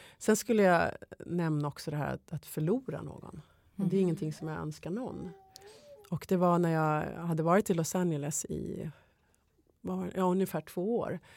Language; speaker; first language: Swedish; native; Swedish